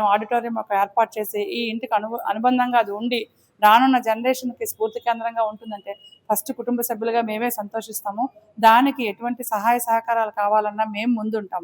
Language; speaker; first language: Telugu; native; Telugu